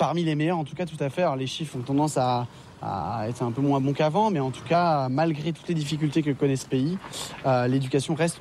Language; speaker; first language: French; native; French